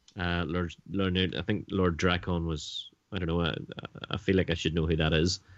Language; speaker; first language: English; native; English